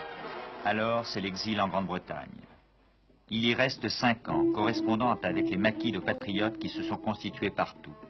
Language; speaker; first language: French; native; French